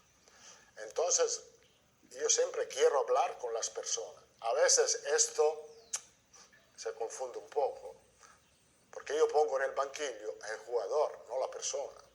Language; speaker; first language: Spanish; non-native, fluent; Italian